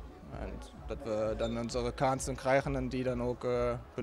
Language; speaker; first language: Dutch; non-native, fluent; German